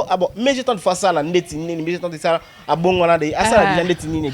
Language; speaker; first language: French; non-native, local second language; Lingala